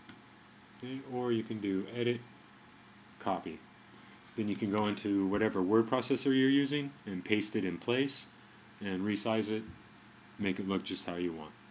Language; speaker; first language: English; native; English